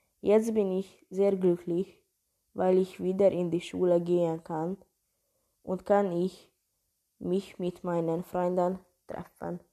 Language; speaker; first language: German; non-native, learner; Hungarian